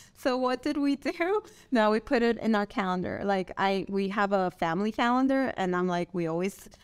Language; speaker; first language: English; non-native, fluent; Spanish